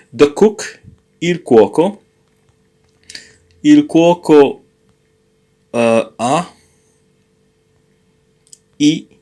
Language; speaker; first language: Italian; non-native, learner; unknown